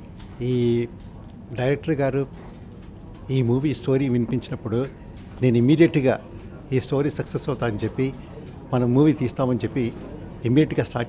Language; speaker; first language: Telugu; native; Telugu